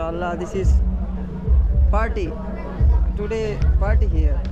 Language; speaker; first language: English; non-native, learner; Urdu